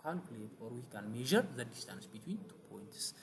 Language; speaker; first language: English; non-native, local second language; Amharic